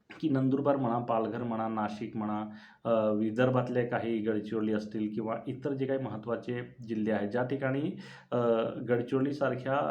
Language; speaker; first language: Marathi; non-native, local second language; Bhili